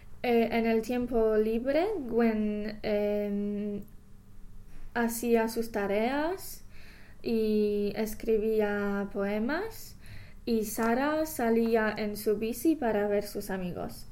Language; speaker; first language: Spanish; non-native, learner; English